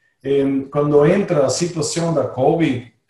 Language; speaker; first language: Portuguese; non-native, fluent; Spanish